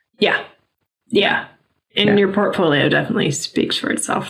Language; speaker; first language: English; native; English